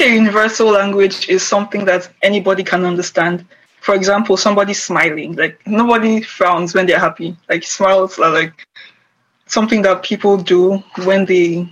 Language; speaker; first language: English; non-native, local second language; Igbo